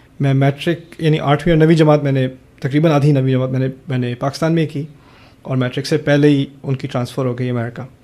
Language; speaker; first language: Urdu; early bilingual, heritage; German